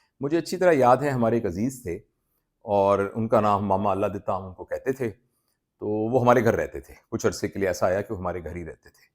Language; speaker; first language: Urdu; non-native, local second language; Punjabi